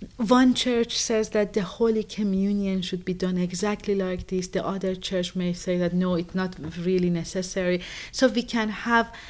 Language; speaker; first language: English; non-native, fluent; Persian